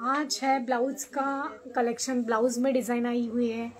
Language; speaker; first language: Hindi; non-native, local second language; Marathi